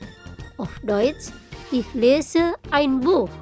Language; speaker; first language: German; non-native, fluent; Indonesian